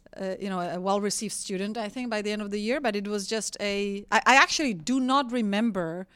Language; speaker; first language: English; non-native, fluent; Czech